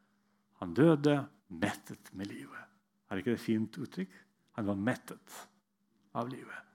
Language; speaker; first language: Norwegian; non-native, fluent; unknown